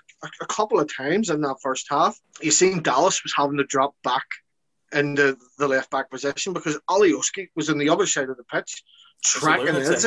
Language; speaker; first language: English; native; English